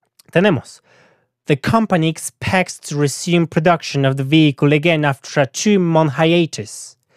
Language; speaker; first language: English; non-native, fluent; Spanish